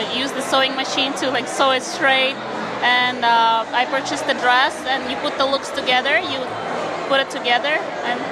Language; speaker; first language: English; non-native, fluent; Ukrainian